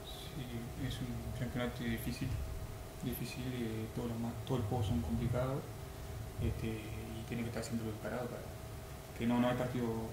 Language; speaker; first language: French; non-native, learner; Spanish